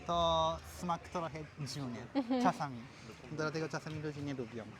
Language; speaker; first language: Polish; non-native, learner; Japanese